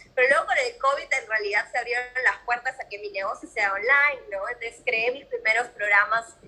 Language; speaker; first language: Spanish; native; Spanish